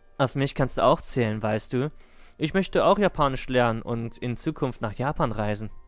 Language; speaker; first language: German; native; German